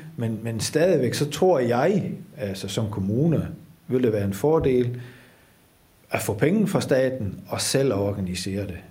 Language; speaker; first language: Danish; non-native, fluent; Dutch